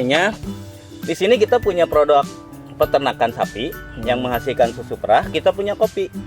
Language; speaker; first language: Indonesian; non-native, local second language; Sundanese